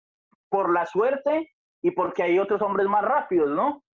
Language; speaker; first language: Spanish; native; Spanish